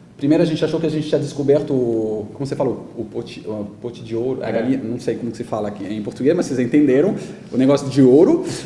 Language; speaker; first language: Portuguese; non-native, fluent; French